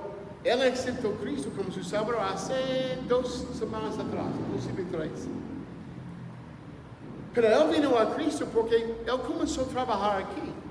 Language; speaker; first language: Spanish; non-native, fluent; English